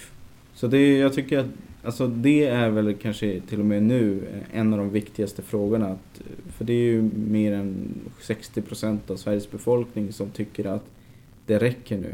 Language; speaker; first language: Swedish; native; Swedish